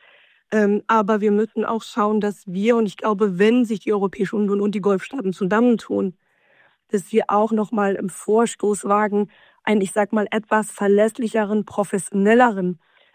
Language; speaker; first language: German; native; German